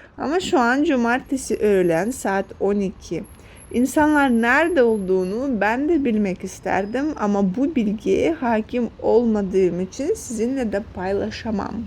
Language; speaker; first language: Turkish; non-native, fluent; Russian